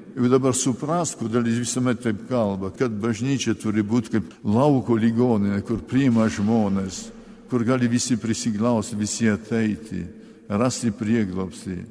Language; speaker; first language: Lithuanian; early bilingual, heritage; Lithuanian